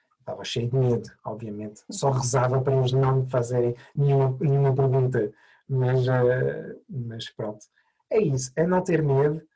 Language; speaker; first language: Portuguese; non-native, fluent; French